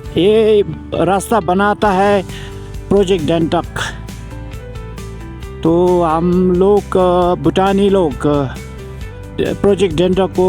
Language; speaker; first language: Hindi; non-native, fluent; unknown